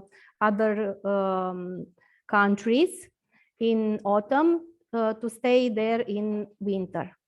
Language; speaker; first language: English; non-native, learner; Romanian